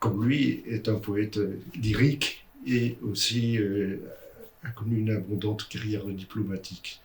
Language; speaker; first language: French; native; French